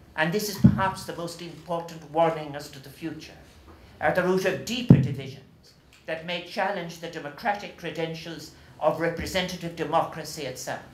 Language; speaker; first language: English; native; English